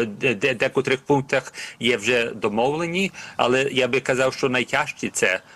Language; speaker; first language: Ukrainian; early bilingual, heritage; Ukrainian